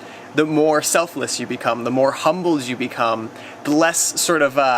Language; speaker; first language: English; native; English